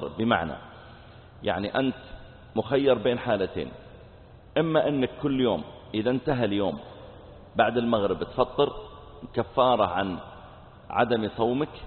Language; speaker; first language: Arabic; native; Arabic